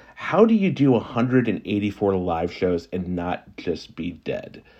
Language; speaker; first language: English; native; English